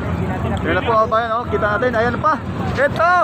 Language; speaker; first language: Filipino; non-native, learner; English